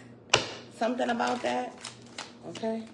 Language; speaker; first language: English; native; English